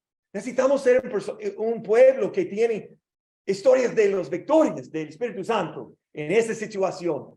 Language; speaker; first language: Spanish; non-native, learner; English